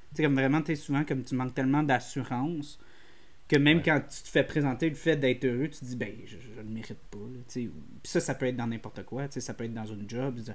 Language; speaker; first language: French; native; French